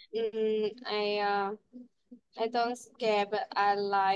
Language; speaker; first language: English; non-native, learner; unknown